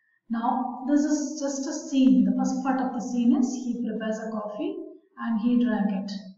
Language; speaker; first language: English; non-native, local second language; Tamil